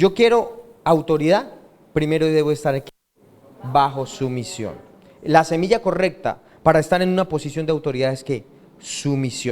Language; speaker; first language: Spanish; native; Spanish